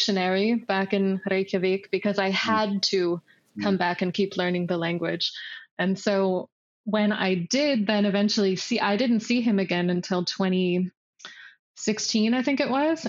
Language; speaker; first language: English; native; English